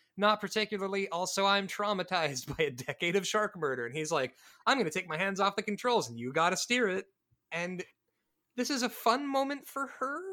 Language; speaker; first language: English; native; English